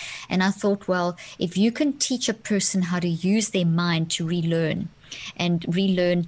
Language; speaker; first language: English; native; English